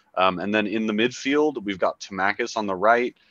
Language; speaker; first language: English; native; English